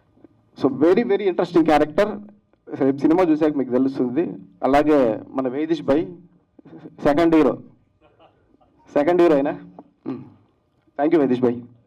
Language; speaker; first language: Telugu; native; Telugu